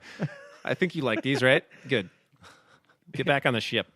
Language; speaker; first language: English; native; English